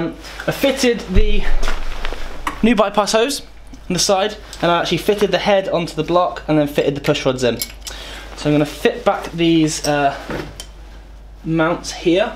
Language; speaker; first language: English; native; English